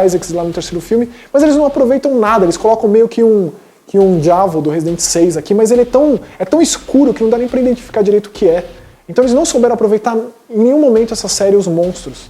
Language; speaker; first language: Portuguese; native; Portuguese